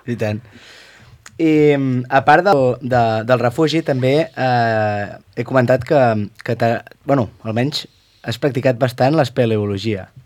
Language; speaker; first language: Catalan; native; Catalan